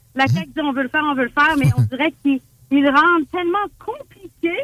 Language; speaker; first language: French; native; French